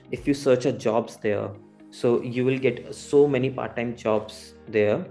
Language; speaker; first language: English; non-native, local second language; Hindi